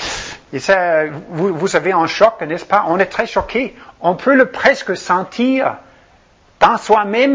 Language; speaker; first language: French; non-native, fluent; Danish